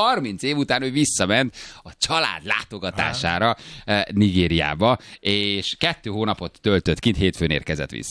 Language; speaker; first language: Hungarian; native; Hungarian